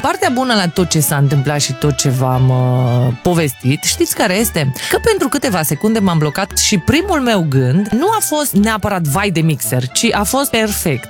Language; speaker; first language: Romanian; native; Romanian